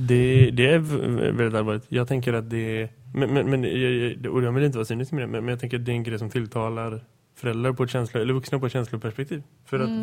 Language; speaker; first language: Swedish; native; Swedish